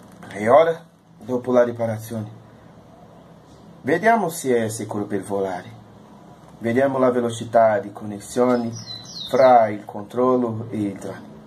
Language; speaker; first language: Italian; non-native, learner; Portuguese